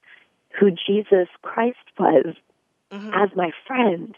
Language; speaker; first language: English; native; English